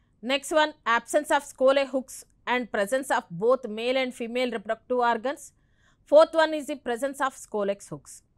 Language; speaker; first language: English; non-native, local second language; Telugu